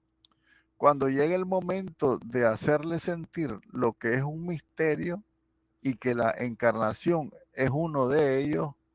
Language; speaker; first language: Spanish; native; Spanish